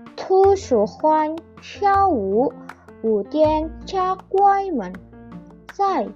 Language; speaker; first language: Chinese; non-native, learner; Indonesian